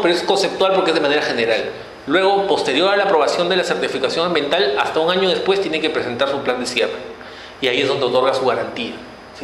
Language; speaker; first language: Spanish; native; Spanish